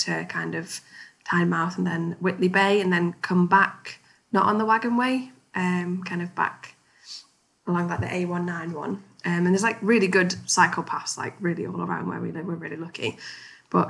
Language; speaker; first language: English; native; English